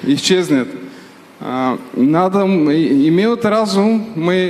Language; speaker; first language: Russian; non-native, learner; Bulgarian